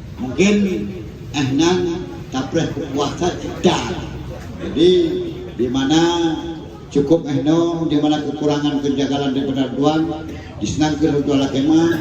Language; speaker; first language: Malay; non-native, local second language; Achinese